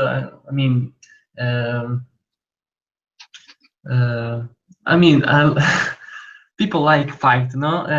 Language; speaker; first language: English; non-native, learner; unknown